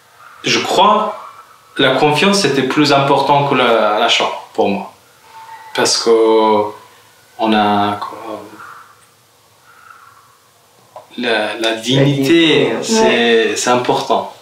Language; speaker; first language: French; non-native, fluent; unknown